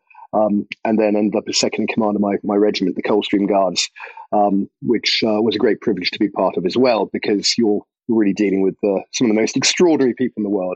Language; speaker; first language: English; native; English